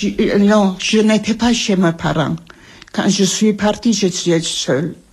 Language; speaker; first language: French; non-native, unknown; Armenian